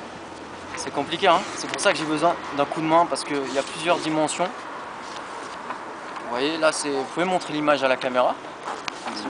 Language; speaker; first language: French; native; French